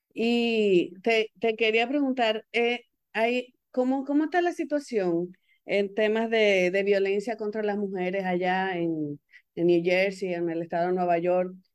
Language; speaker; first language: Spanish; native; Spanish